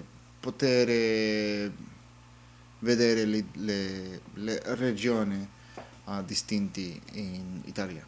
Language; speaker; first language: Italian; non-native, learner; English